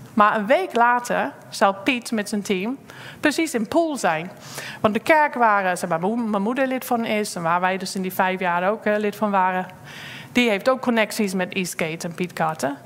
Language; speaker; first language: Dutch; non-native, fluent; English